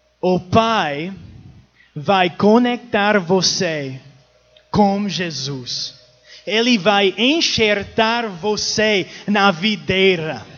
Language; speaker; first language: Portuguese; non-native, learner; English